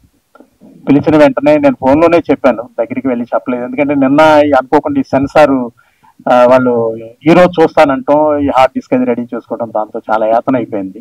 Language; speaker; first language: Telugu; native; Telugu